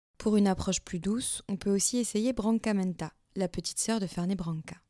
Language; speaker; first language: French; native; French